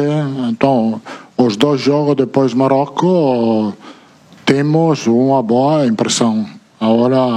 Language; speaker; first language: Portuguese; non-native, fluent; Italian